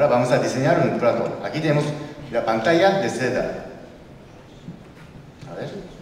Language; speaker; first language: Spanish; non-native, learner; Japanese